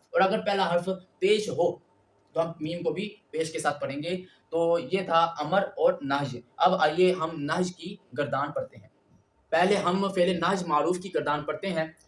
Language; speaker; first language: Urdu; native; Urdu